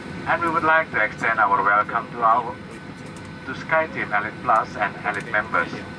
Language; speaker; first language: English; non-native, fluent; Indonesian